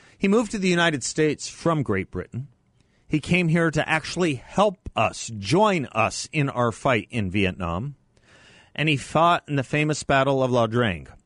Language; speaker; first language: English; native; English